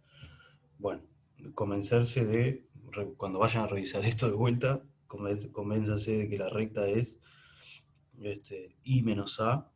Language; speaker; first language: Spanish; native; Spanish